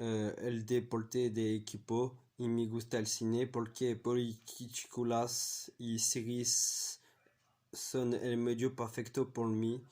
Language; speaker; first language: Spanish; non-native, learner; French